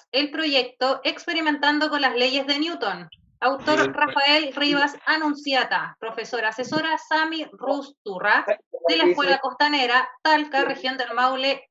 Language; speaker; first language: Spanish; native; Spanish